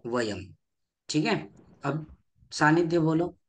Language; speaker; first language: Hindi; non-native, local second language; Marathi